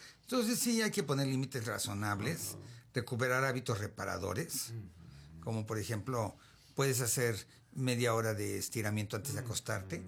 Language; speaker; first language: Spanish; native; Spanish